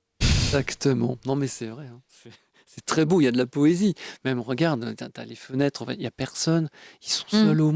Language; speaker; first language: French; native; French